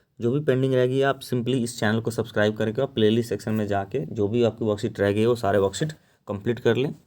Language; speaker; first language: Hindi; native; Hindi